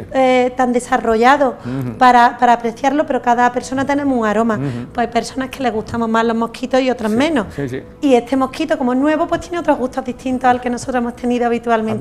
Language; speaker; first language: Spanish; native; Spanish